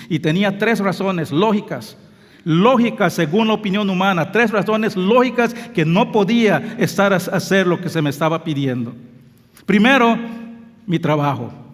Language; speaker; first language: Spanish; non-native, local second language; English